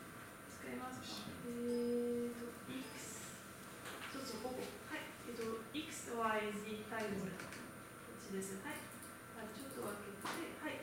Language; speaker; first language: Japanese; non-native, learner; French